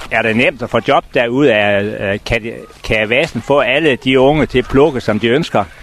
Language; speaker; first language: Danish; native; Danish